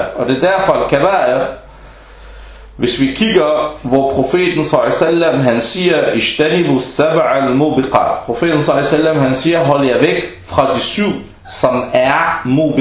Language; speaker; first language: Danish; non-native, fluent; Arabic